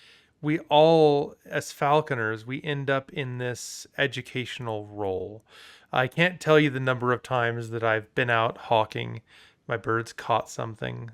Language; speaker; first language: English; native; English